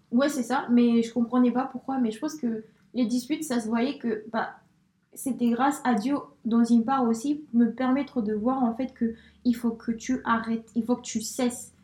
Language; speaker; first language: French; early bilingual, other home language; Spanish